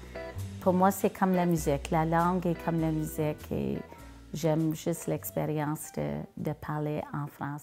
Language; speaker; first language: French; non-native, local second language; English